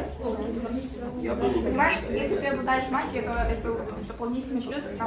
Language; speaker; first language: Russian; native; Russian